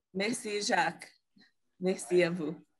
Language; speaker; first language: French; non-native, fluent; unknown